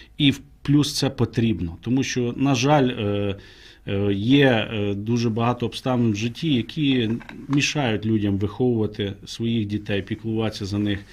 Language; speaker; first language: Ukrainian; native; Ukrainian